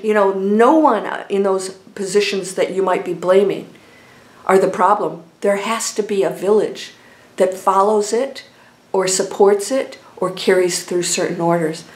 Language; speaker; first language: English; native; English